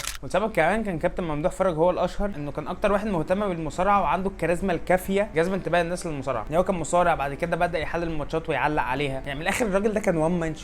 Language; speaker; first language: Arabic; native; Arabic